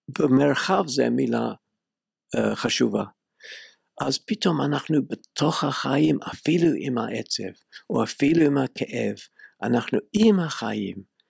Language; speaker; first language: Hebrew; non-native, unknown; English